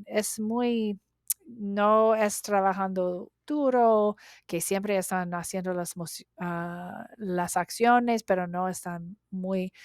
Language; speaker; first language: Spanish; non-native, learner; English